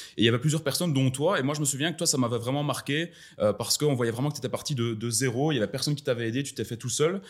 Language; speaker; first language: French; native; French